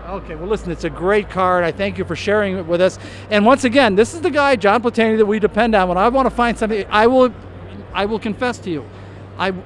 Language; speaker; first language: English; native; English